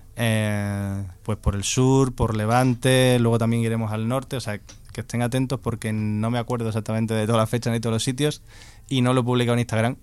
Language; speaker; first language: Spanish; native; Spanish